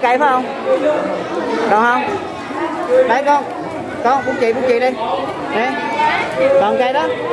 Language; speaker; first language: Vietnamese; native; Vietnamese